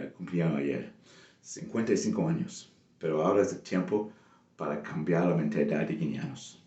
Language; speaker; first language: Spanish; non-native, local second language; English